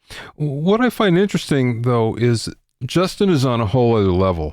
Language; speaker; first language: English; native; English